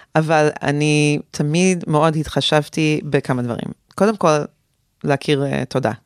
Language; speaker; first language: Hebrew; early bilingual, heritage; Hebrew